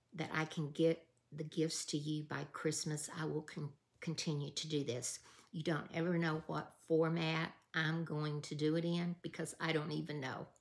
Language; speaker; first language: English; native; English